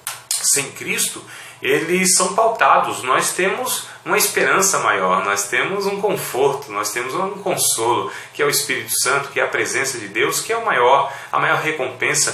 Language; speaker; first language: Portuguese; native; Portuguese